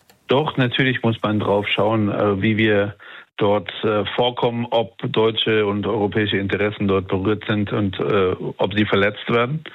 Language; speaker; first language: German; native; German